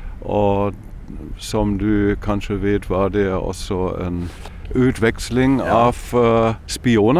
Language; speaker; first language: Norwegian; non-native, fluent; German